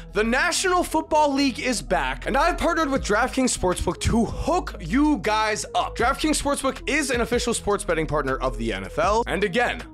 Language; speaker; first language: English; native; English